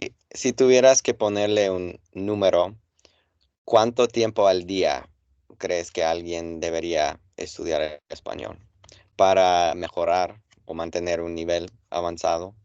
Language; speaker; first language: Spanish; non-native, fluent; English